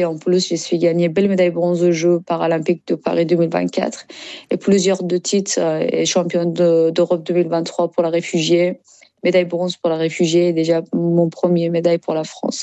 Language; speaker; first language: French; non-native, learner; Persian